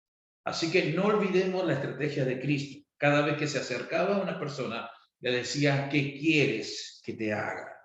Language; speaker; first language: Spanish; native; Spanish